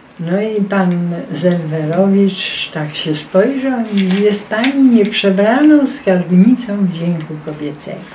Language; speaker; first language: Polish; native; Polish